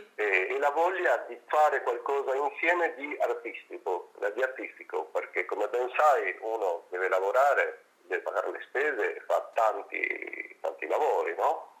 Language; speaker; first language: Italian; non-native, fluent; Spanish